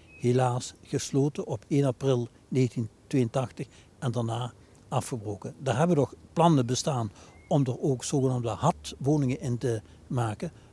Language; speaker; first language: Dutch; native; Dutch